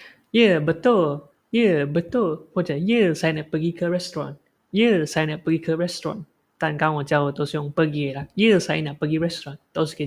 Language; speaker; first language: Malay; non-native, local second language; Chinese